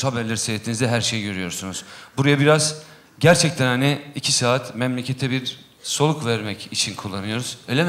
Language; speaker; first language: Turkish; native; Turkish